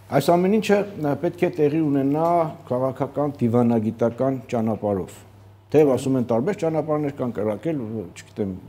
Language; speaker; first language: Armenian; native; Armenian